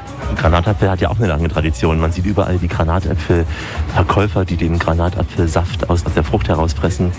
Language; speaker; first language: German; native; German